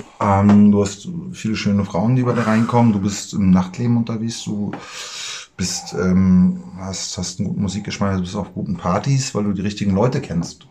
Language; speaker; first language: German; native; German